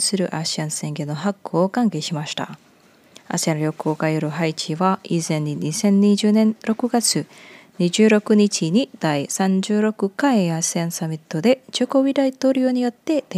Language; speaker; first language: Japanese; non-native, fluent; Indonesian